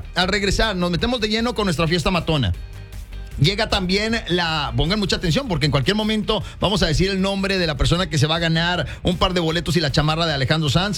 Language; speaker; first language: Spanish; native; Spanish